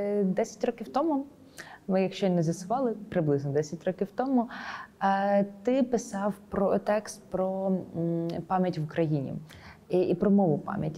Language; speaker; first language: Ukrainian; native; Ukrainian